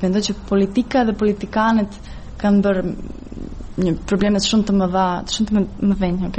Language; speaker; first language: Albanian; non-native, fluent; Serbian